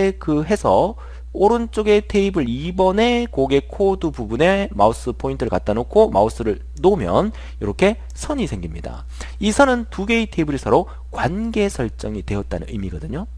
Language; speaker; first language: Korean; native; Korean